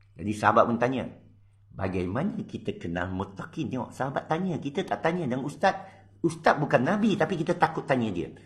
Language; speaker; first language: Malay; non-native, local second language; Min Nan Chinese